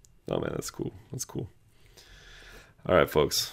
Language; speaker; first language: English; native; English